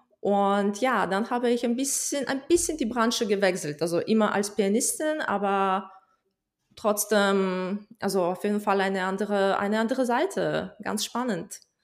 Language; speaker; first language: German; non-native, fluent; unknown